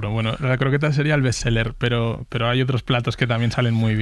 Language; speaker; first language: Spanish; native; Spanish